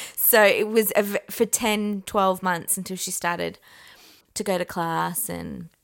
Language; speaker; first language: English; non-native, fluent; Persian